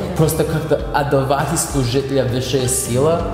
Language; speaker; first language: Russian; non-native, fluent; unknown